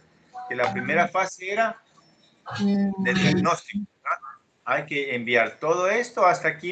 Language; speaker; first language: Spanish; native; Spanish